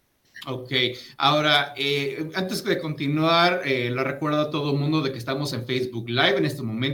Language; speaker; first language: Spanish; native; Spanish